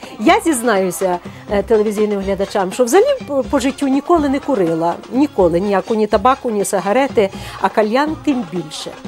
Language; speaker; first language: Ukrainian; native; Ukrainian